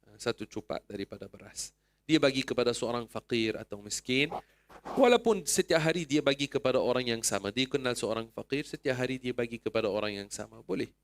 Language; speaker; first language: Malay; non-native, fluent; Arabic